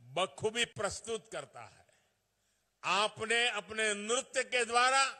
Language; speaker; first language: Hindi; non-native, local second language; Gujarati